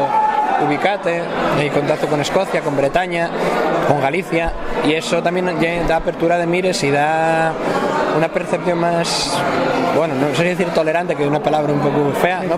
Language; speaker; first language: Spanish; native; Spanish